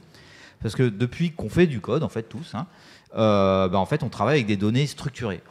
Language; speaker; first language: French; native; French